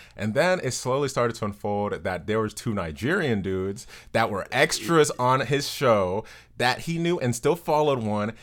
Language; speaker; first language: English; early bilingual, other home language; Yoruba